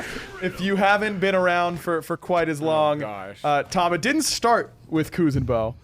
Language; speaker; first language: English; native; English